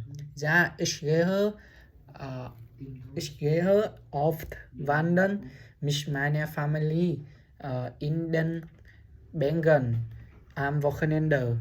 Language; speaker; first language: German; non-native, learner; Vietnamese